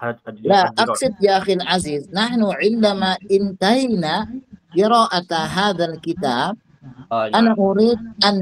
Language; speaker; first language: Arabic; non-native, fluent; Indonesian